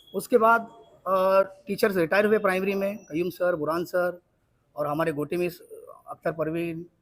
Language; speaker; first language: Hindi; non-native, local second language; Marathi